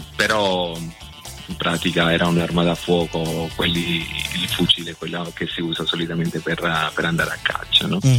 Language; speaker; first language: Italian; early bilingual, other home language; Spanish